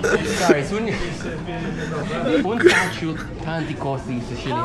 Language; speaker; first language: Italian; non-native, learner; English